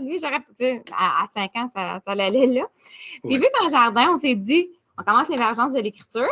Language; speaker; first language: French; native; French